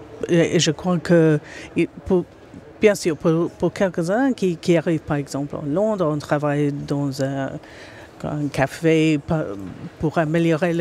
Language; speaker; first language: French; non-native, fluent; English